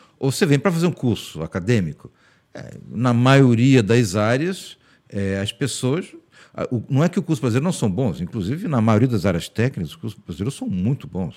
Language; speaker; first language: Portuguese; early bilingual, heritage; Portuguese